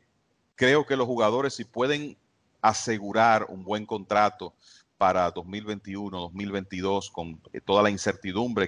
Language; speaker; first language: Spanish; native; Spanish